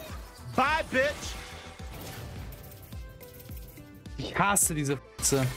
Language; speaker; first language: German; native; German